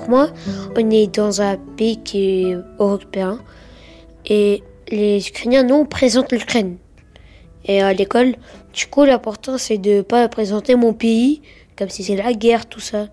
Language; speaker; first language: French; early bilingual, other home language; Ukrainian